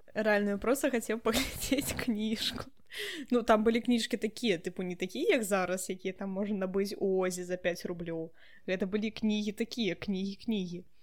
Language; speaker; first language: Belarusian; non-native, local second language; Russian